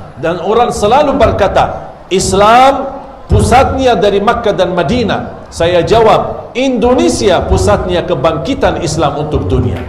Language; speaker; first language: Indonesian; non-native, fluent; Arabic